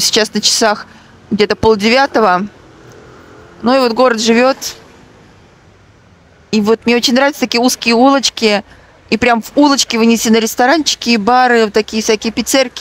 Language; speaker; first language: Russian; native; Russian